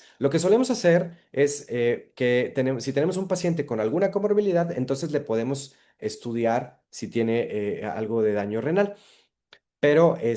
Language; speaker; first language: Spanish; native; Spanish